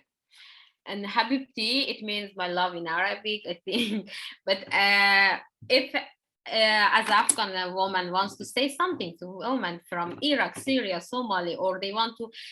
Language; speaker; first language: English; non-native, learner; Persian